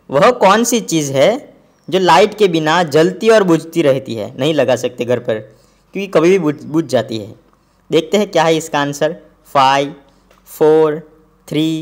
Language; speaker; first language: Hindi; non-native, local second language; Gujarati